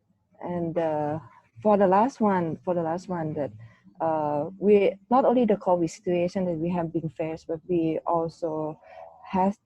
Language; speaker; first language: English; non-native, learner; Thai